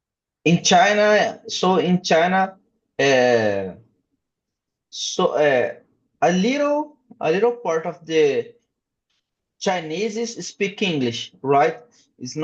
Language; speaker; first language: English; non-native, learner; Portuguese